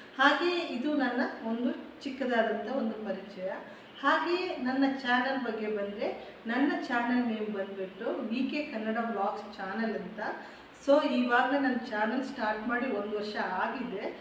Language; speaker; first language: Kannada; native; Kannada